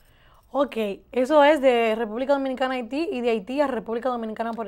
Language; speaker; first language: Spanish; native; Spanish